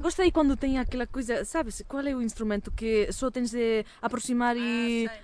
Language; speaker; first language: Portuguese; non-native, fluent; Catalan